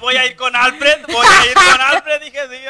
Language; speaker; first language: Spanish; native; Spanish